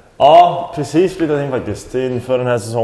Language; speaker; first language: Swedish; native; Swedish